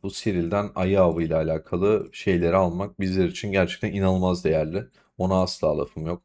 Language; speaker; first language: Turkish; native; Turkish